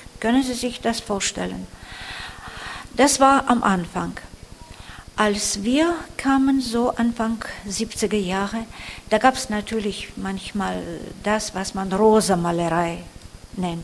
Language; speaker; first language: German; non-native, fluent; Russian